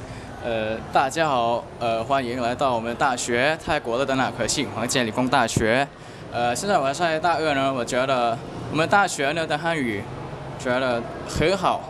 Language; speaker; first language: Chinese; non-native, learner; Thai